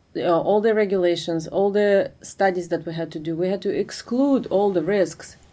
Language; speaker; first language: English; non-native, fluent; Ukrainian